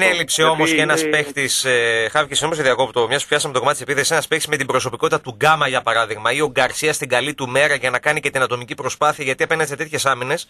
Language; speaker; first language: Greek; native; Greek